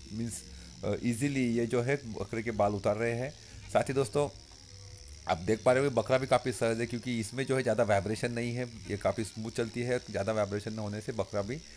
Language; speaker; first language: Hindi; non-native, local second language; Marathi